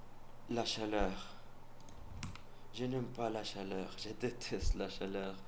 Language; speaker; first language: French; non-native, learner; Spanish